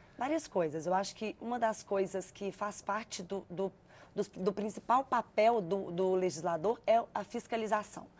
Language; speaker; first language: Portuguese; native; Portuguese